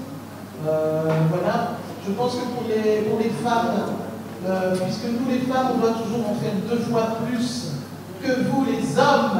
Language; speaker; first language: French; native; French